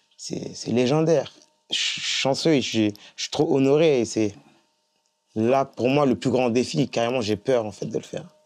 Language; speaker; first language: French; early bilingual, other home language; Fula